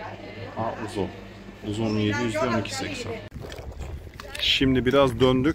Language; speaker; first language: Turkish; native; Turkish